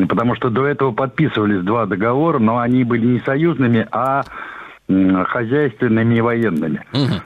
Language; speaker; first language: Russian; native; Russian